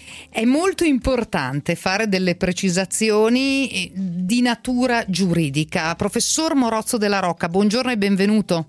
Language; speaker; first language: Italian; native; Italian